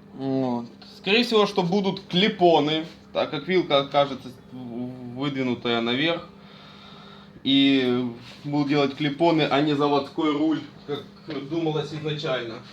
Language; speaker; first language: Russian; native; Russian